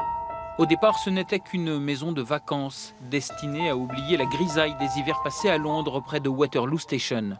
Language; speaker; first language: French; native; French